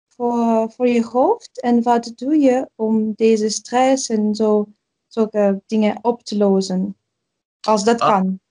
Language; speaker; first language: Dutch; non-native, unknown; Ukrainian